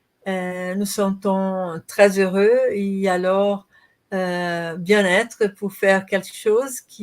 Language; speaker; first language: French; non-native, learner; Portuguese